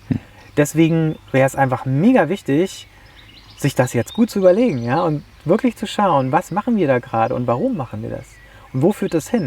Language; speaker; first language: German; native; German